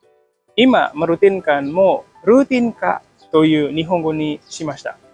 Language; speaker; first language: Japanese; non-native, fluent; Indonesian